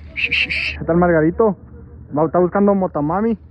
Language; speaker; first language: Spanish; early bilingual, other home language; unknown